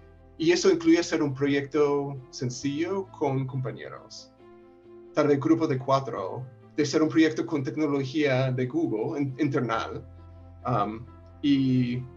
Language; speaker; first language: Spanish; non-native, fluent; English